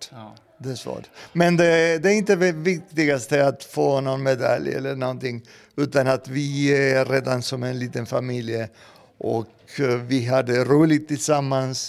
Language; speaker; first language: Swedish; non-native, fluent; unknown